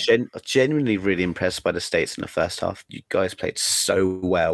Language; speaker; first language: English; native; English